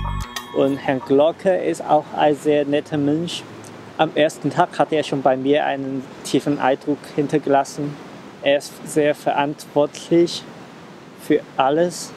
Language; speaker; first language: German; non-native, fluent; Chinese